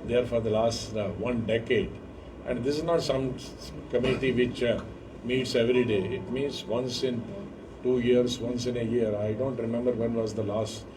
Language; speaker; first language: English; non-native, local second language; Hindi